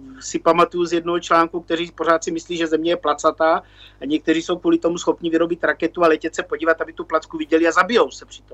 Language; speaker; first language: Czech; native; Czech